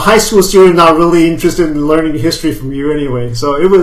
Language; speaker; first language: English; non-native, local second language; Cantonese